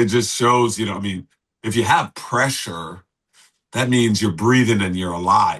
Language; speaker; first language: English; native; English